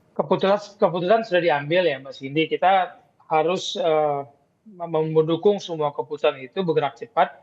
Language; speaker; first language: Indonesian; native; Indonesian